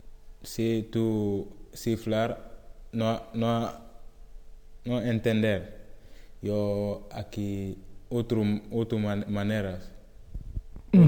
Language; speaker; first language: Spanish; non-native, learner; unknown